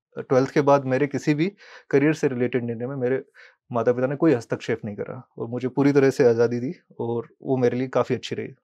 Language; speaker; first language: Hindi; native; Hindi